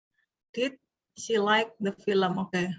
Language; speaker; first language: English; non-native, fluent; Indonesian